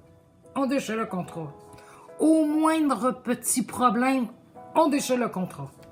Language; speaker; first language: French; native; French